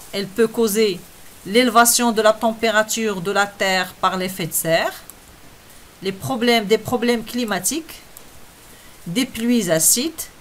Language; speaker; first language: French; non-native, local second language; Arabic